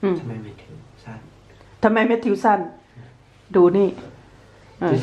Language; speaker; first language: Thai; native; Thai